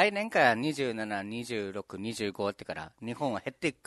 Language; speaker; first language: Japanese; native; Japanese